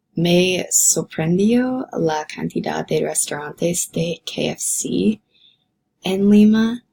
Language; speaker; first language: Spanish; non-native, learner; English